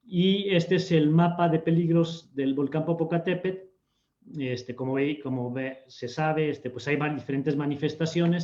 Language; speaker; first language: Spanish; native; Spanish